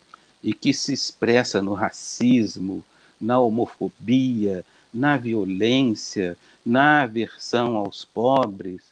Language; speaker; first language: Portuguese; native; Portuguese